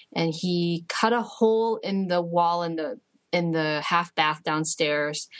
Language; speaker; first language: English; early bilingual, other home language; Chinese